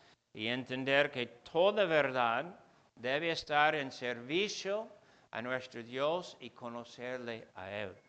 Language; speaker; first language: Spanish; non-native, fluent; English